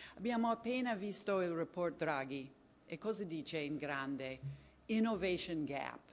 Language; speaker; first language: Italian; non-native, fluent; English